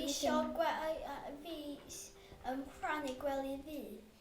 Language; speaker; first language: Welsh; non-native, local second language; English